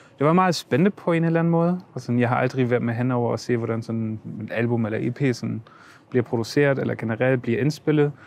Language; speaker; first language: Danish; early bilingual, other home language; German